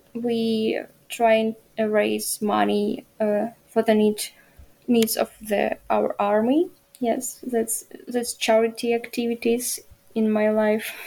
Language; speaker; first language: English; non-native, learner; Ukrainian